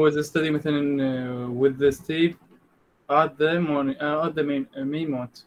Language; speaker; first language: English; non-native, learner; Arabic